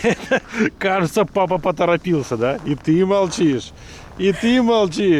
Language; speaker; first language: Russian; native; Russian